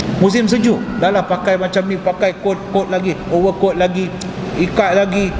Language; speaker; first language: Malay; non-native, local second language; Tamil